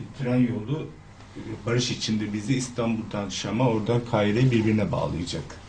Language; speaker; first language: Turkish; native; Turkish